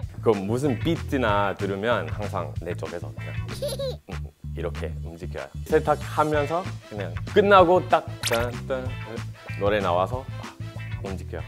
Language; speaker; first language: Korean; non-native, fluent; English